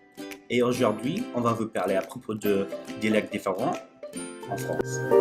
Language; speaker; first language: French; non-native, learner; English